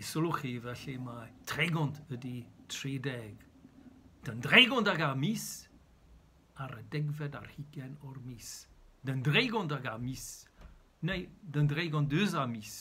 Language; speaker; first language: Welsh; native; Welsh